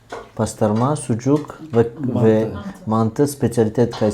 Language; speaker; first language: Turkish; non-native, learner; French